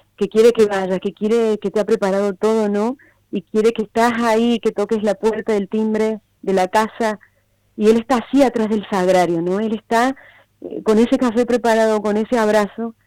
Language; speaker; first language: Spanish; native; Spanish